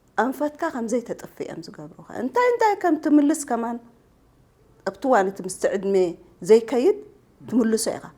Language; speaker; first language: Tigrinya; non-native, local second language; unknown